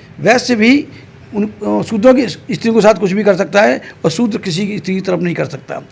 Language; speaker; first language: Hindi; native; Hindi